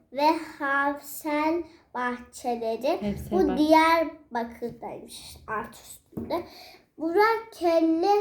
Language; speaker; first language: Turkish; native; Turkish